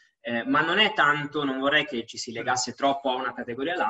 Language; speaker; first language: Italian; native; Italian